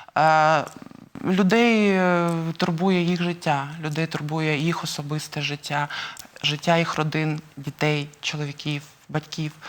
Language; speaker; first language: Ukrainian; non-native, local second language; Russian